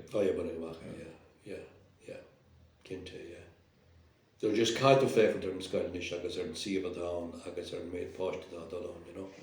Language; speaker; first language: Irish; non-native, local second language; English